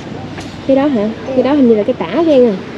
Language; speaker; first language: Vietnamese; native; Vietnamese